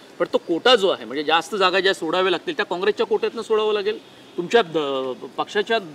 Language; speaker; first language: Marathi; native; Marathi